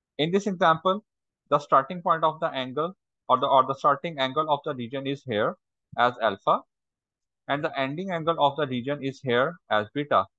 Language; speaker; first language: English; non-native, local second language; Urdu